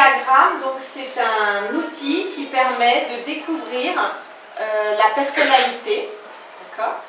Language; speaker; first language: French; non-native, fluent; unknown